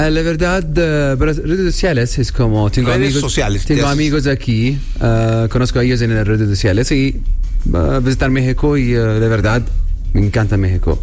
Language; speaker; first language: Spanish; non-native, learner; Arabic